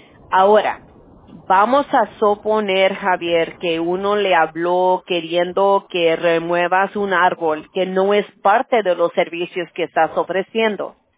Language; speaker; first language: Spanish; early bilingual, heritage; Spanish